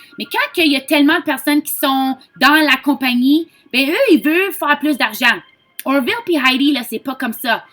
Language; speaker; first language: French; native; French